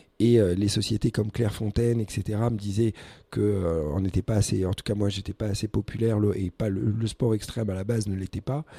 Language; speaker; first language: French; early bilingual, other home language; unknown